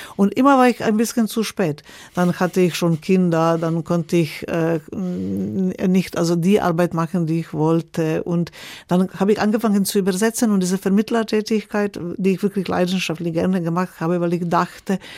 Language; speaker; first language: German; non-native, fluent; Croatian